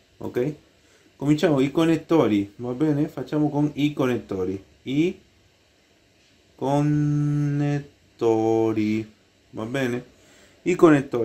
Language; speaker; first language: Italian; non-native, learner; Spanish